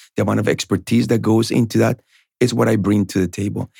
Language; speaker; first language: English; non-native, fluent; Spanish